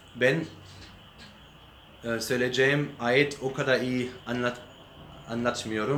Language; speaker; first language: Turkish; non-native, learner; German